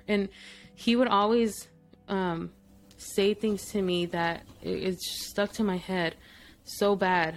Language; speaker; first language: English; early bilingual, other home language; Spanish